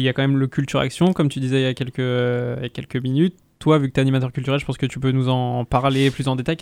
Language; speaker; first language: French; native; French